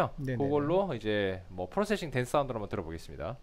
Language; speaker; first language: Korean; native; Korean